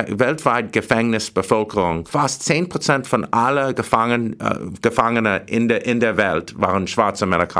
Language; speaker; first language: German; non-native, fluent; English